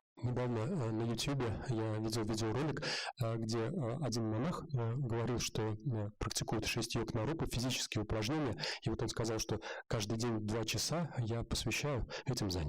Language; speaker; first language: Russian; native; Russian